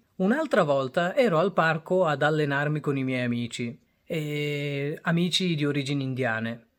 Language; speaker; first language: Italian; early bilingual, other home language; Bangla